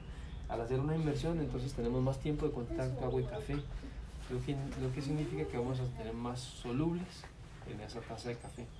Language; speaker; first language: Spanish; native; Spanish